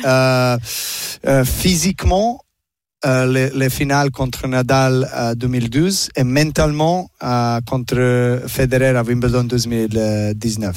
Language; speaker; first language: French; non-native, learner; Serbian